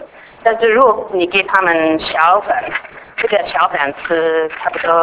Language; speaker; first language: Chinese; non-native, fluent; English